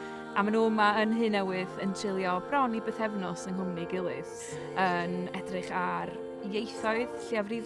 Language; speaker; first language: Welsh; native; Welsh